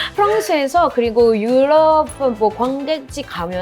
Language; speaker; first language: Korean; non-native, fluent; French